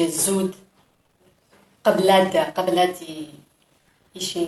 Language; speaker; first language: German; non-native, learner; Kurdish